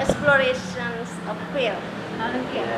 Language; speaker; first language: English; non-native, learner; Indonesian